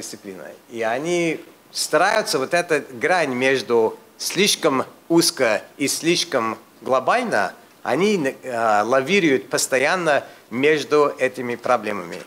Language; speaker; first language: Russian; non-native, fluent; English